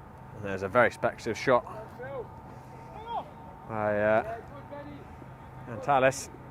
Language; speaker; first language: English; native; English